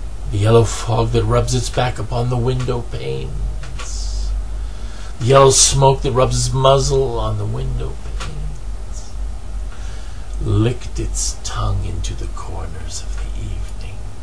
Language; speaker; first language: English; native; English